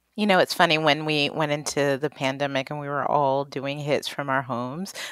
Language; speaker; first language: English; native; English